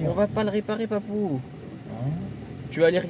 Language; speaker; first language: French; native; French